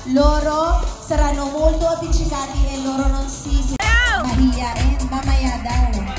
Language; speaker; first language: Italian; non-native, learner; Filipino